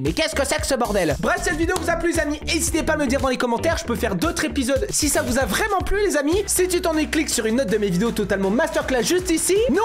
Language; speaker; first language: French; native; French